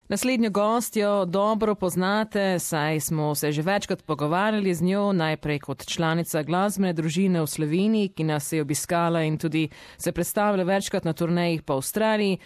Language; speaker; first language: Slovenian; early bilingual, heritage; Slovenian